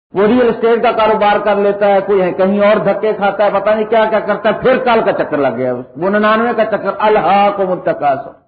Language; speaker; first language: Urdu; native; Urdu